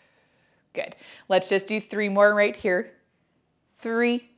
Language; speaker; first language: English; native; English